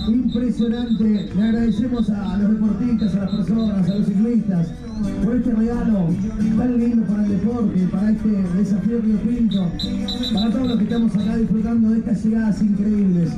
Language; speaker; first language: Spanish; native; Spanish